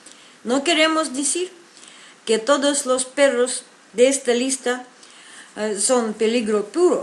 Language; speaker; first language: Spanish; non-native, fluent; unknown